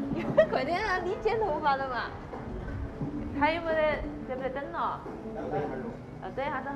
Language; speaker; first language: Chinese; native; Chinese